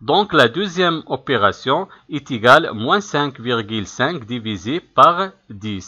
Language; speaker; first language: French; non-native, local second language; Arabic